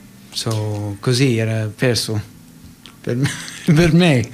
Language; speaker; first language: Italian; non-native, learner; English